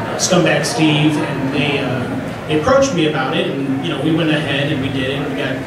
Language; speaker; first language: English; native; English